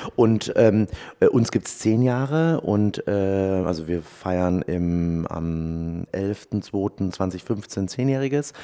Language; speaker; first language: German; native; German